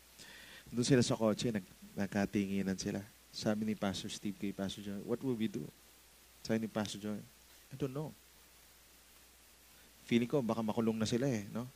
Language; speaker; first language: Filipino; native; Filipino